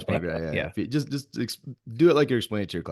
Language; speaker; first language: English; native; English